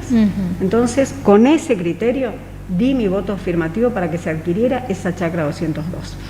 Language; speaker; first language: Spanish; native; Spanish